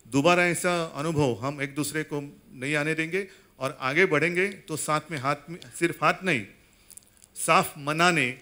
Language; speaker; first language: Hindi; non-native, local second language; Marathi